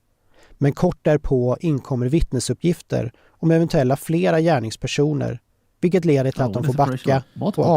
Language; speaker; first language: Swedish; native; Swedish